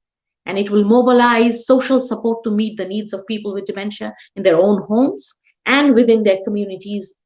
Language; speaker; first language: English; non-native, local second language; Bangla